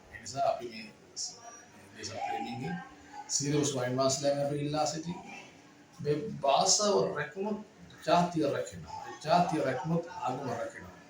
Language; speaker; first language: Sinhala; native; Sinhala